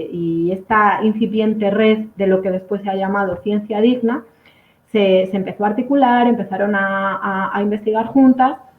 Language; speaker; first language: Spanish; native; Spanish